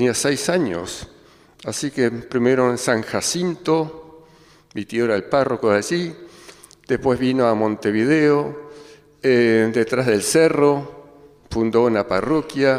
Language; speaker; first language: Spanish; early bilingual, other home language; German